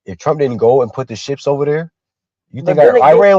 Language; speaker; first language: English; native; English